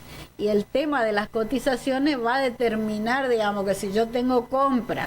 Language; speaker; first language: Spanish; native; Spanish